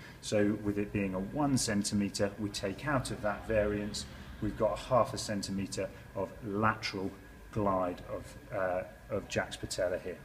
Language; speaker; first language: English; native; English